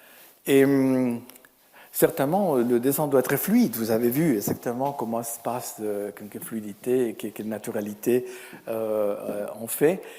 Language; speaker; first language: French; non-native, fluent; Spanish